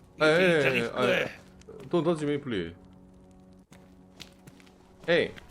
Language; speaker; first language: English; non-native, learner; Korean